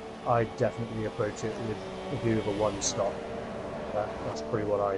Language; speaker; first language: English; native; English